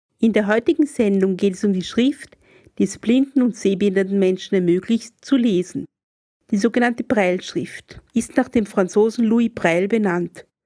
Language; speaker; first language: German; native; German